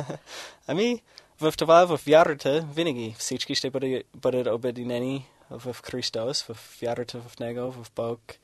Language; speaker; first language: Bulgarian; non-native, fluent; English